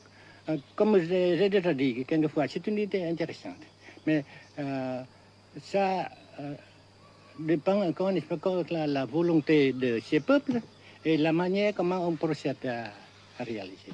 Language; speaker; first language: French; non-native, fluent; Vietnamese